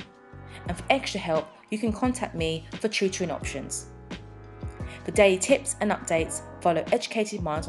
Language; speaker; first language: English; native; English